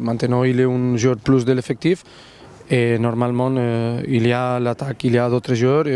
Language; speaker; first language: French; non-native, learner; Spanish